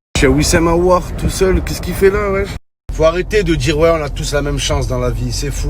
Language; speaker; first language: French; native; French